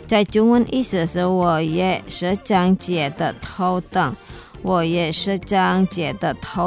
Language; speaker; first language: Chinese; non-native, learner; Indonesian